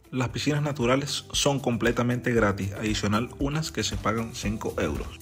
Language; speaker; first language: Spanish; native; Spanish